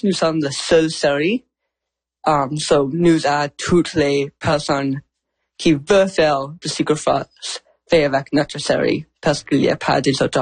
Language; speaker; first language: French; non-native, local second language; English